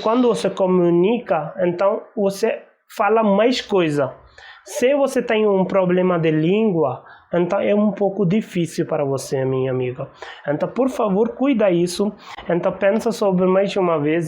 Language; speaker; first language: Portuguese; non-native, learner; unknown